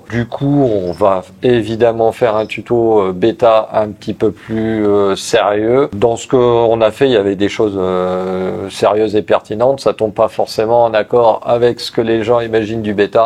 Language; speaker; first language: French; native; French